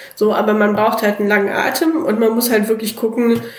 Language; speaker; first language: German; native; German